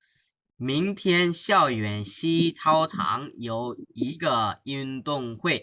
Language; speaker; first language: Chinese; non-native, fluent; Bangla